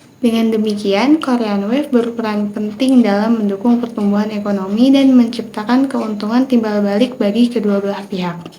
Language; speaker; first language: Indonesian; native; Indonesian